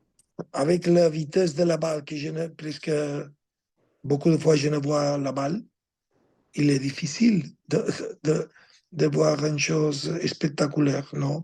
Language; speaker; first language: French; non-native, fluent; Spanish